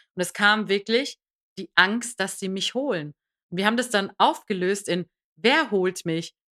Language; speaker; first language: German; early bilingual, other home language; Persian